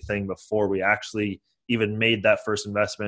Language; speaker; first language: English; native; English